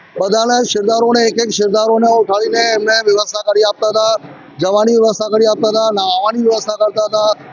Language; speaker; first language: Gujarati; non-native, local second language; Sindhi